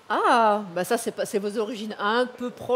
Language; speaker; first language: French; native; French